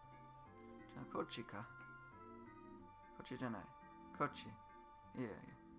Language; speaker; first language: Japanese; non-native, learner; English